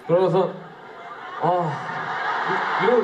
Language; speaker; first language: Korean; native; Korean